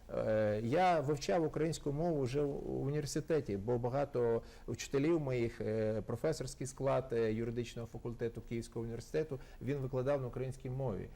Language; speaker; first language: Ukrainian; non-native, local second language; Russian